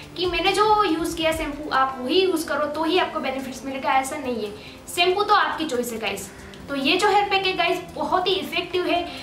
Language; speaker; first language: Hindi; native; Hindi